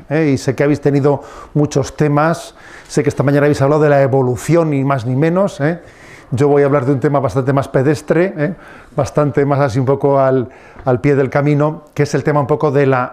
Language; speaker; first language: Spanish; native; Spanish